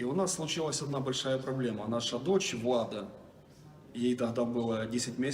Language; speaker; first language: Russian; native; Russian